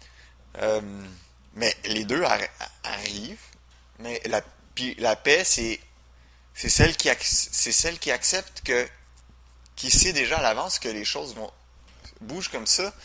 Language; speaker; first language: French; native; French